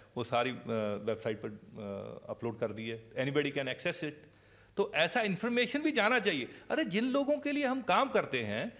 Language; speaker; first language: Hindi; non-native, local second language; Punjabi